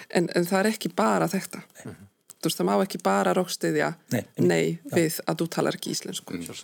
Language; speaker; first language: Icelandic; non-native, fluent; Polish